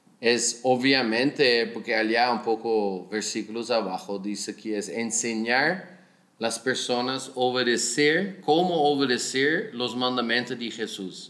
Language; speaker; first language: Spanish; non-native, learner; Dutch